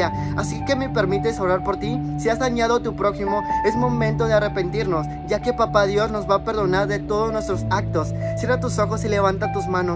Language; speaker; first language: Spanish; native; Spanish